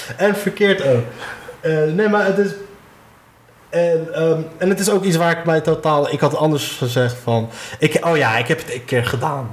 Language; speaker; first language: Dutch; early bilingual, other home language; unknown